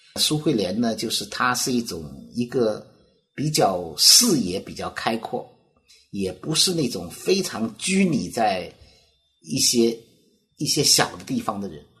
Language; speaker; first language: Chinese; native; Chinese